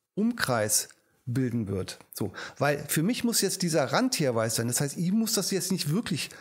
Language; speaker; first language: German; native; German